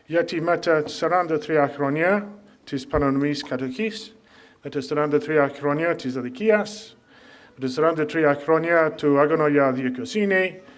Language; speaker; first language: Greek; non-native, fluent; English